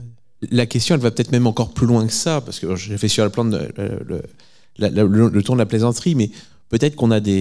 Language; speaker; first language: French; native; French